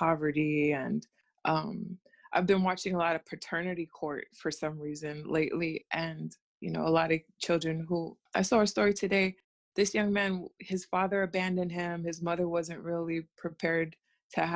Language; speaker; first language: English; native; English